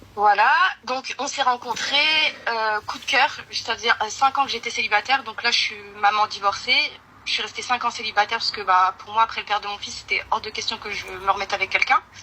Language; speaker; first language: French; early bilingual, other home language; Arabic